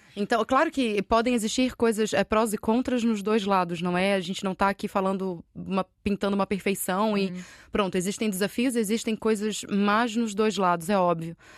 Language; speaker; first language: Portuguese; native; Portuguese